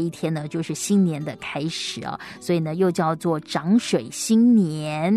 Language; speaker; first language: Chinese; native; Chinese